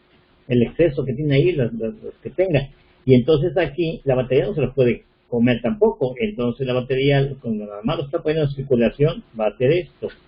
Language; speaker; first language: Spanish; native; Spanish